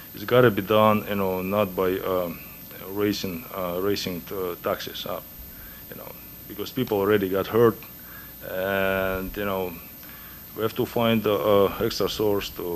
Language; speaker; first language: English; non-native, fluent; Russian